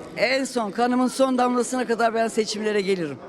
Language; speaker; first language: Turkish; native; Turkish